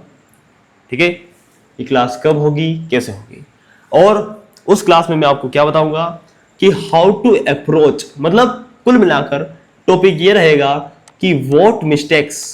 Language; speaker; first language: Hindi; native; Hindi